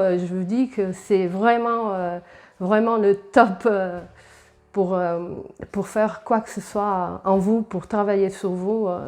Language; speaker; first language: French; non-native, fluent; Portuguese